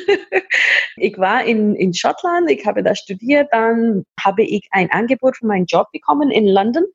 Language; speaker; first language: German; non-native, fluent; Hindi